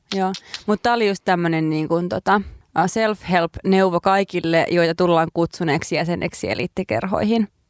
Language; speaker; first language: Finnish; native; Finnish